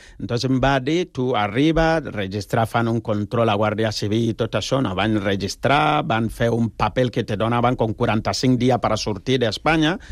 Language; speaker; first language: Catalan; non-native, fluent; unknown